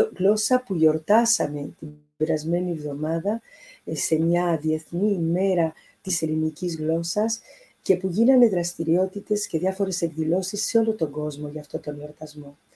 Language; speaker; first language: Greek; early bilingual, heritage; Greek